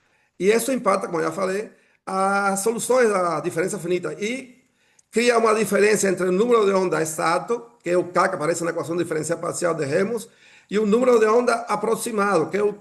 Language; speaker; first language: Portuguese; non-native, fluent; Spanish